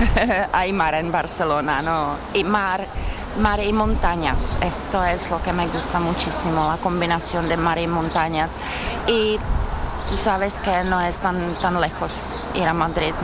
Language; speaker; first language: Spanish; non-native, fluent; Czech